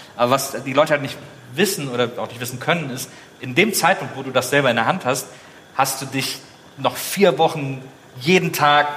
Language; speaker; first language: German; native; German